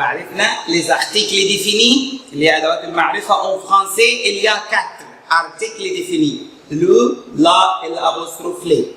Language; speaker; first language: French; non-native, fluent; Arabic